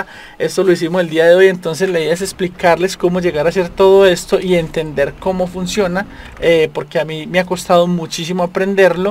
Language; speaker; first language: Spanish; native; Spanish